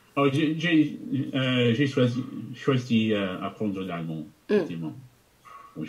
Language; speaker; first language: French; non-native, fluent; English